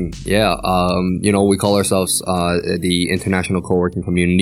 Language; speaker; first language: English; native; English